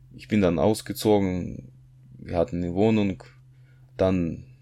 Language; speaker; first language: German; non-native, fluent; Russian